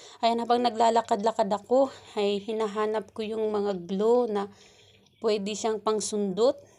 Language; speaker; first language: Filipino; native; Filipino